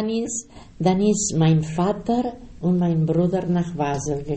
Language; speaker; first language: German; non-native, learner; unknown